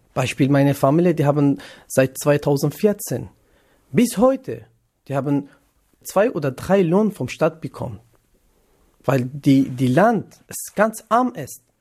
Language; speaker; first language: German; non-native, learner; Kurdish